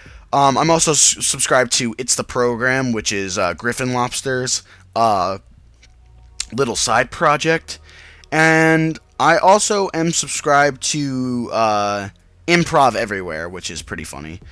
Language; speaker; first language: English; native; English